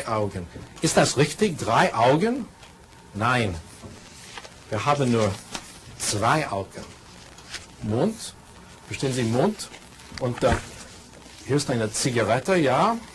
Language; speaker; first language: German; non-native, fluent; English